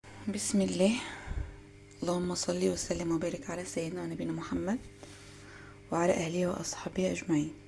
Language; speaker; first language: Arabic; native; Arabic